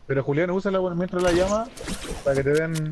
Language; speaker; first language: Spanish; native; Spanish